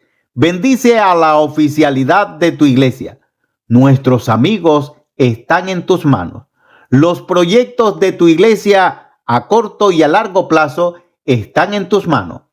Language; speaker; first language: Spanish; native; Spanish